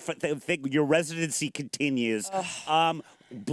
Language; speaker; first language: English; native; English